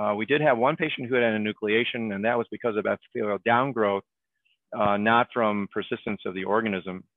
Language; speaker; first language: English; native; English